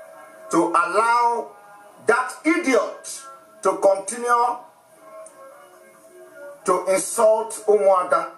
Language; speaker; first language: English; non-native, local second language; Igbo